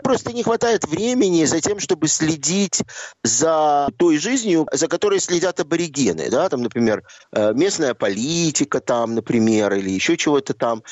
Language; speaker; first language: Russian; native; Russian